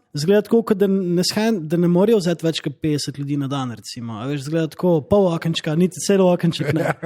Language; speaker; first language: Slovenian; native; Slovenian